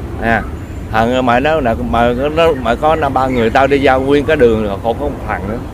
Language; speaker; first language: Vietnamese; non-native, local second language; Cantonese